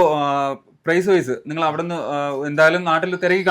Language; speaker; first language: Malayalam; native; Malayalam